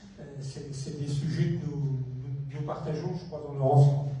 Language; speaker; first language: French; native; French